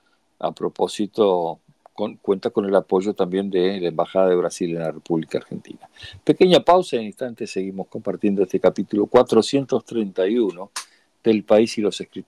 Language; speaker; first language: Spanish; native; Spanish